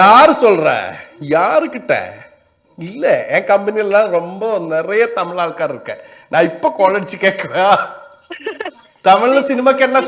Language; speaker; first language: Tamil; non-native, learner; Malayalam